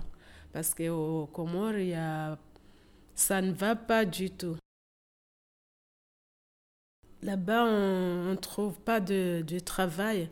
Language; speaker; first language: French; non-native, local second language; Comorian